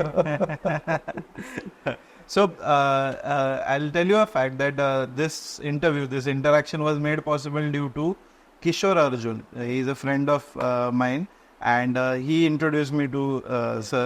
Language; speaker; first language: English; non-native, local second language; Konkani